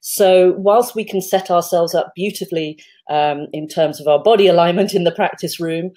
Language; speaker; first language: English; native; English